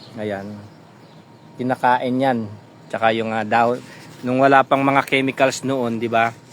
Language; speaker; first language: Filipino; non-native, local second language; Pampanga